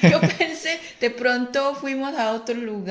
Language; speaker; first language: Spanish; non-native, fluent; Chinese